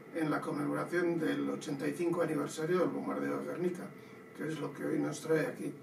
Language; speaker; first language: Spanish; non-native, local second language; Basque